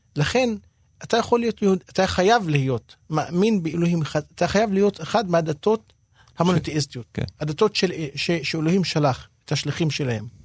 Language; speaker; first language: Hebrew; non-native, local second language; Arabic